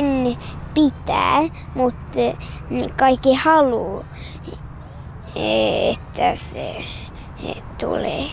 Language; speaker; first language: Finnish; early bilingual, heritage; Finnish